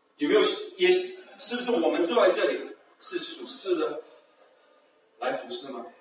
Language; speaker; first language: Chinese; early bilingual, heritage; Chinese